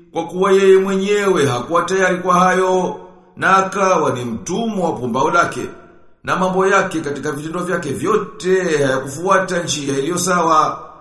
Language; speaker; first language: Swahili; native; Swahili